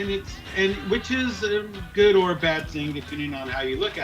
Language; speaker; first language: English; native; English